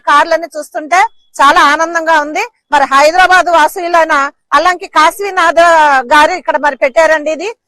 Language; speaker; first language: Telugu; native; Telugu